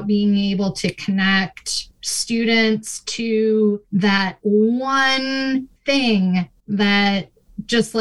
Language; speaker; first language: English; native; English